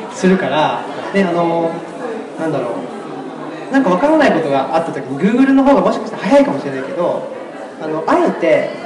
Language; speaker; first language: Japanese; native; Japanese